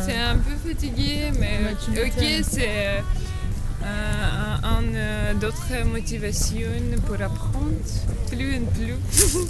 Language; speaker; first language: French; non-native, learner; Ukrainian